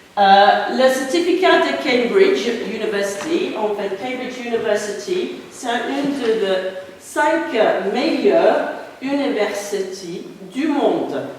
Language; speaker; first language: French; non-native, fluent; English